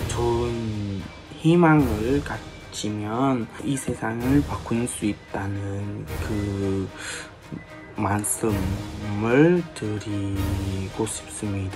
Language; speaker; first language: Korean; non-native, learner; Vietnamese